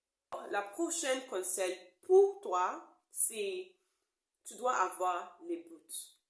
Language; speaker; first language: French; non-native, learner; English